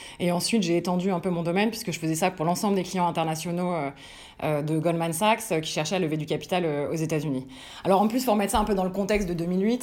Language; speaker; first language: French; native; French